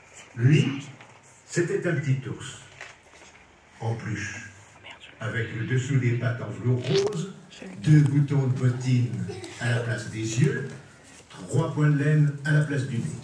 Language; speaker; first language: French; native; French